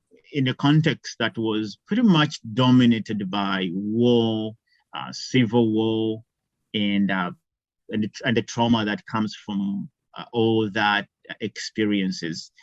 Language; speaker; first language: English; non-native, local second language; Ganda